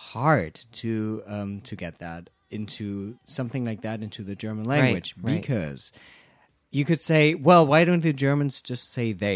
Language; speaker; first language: English; non-native, fluent; German